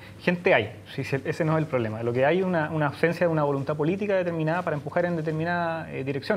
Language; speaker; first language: Spanish; native; Spanish